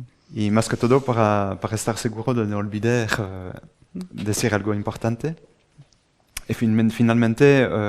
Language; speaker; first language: Spanish; non-native, fluent; French